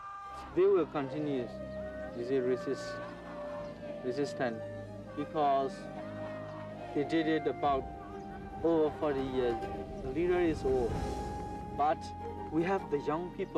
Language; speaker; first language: English; non-native, learner; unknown